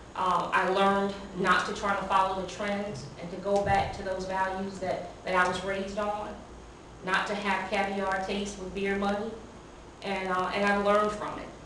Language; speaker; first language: English; native; English